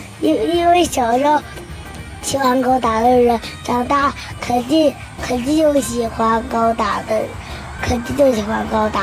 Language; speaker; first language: Chinese; native; Chinese